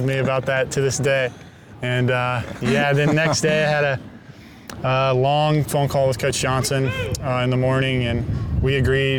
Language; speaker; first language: English; native; English